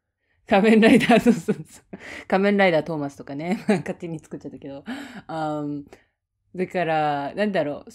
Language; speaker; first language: Japanese; native; Japanese